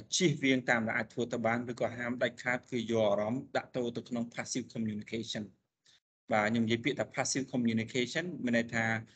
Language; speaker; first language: Khmer; native; Khmer